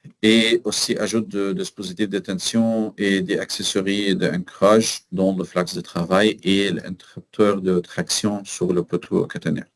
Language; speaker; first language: French; non-native, learner; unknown